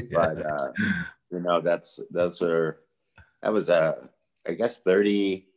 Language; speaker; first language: English; native; English